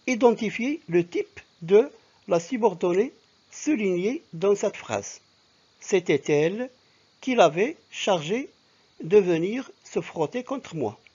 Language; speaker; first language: French; non-native, local second language; Arabic